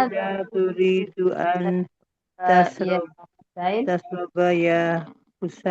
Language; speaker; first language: Arabic; non-native, learner; Indonesian